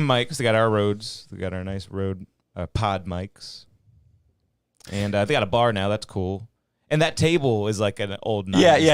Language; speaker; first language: English; native; English